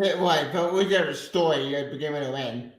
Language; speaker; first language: English; native; English